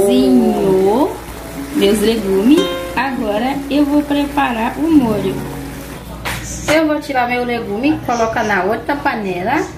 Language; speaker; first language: Portuguese; non-native, fluent; Haitian Creole